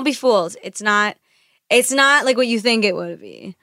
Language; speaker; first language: English; early bilingual, other home language; Spanish